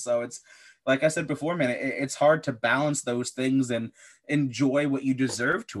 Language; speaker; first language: English; native; English